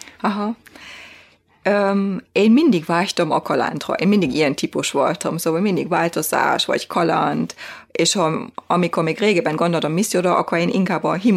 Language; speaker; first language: Hungarian; non-native, fluent; German